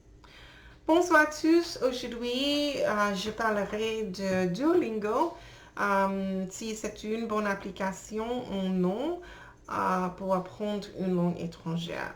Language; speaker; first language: French; non-native, learner; English